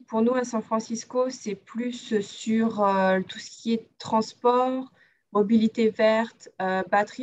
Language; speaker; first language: French; native; French